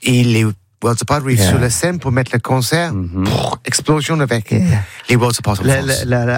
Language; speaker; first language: French; non-native, learner; English